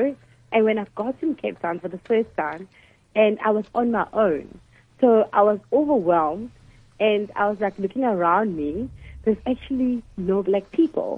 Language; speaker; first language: English; non-native, local second language; Zulu